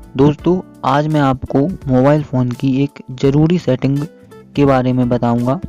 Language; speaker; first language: Hindi; native; Hindi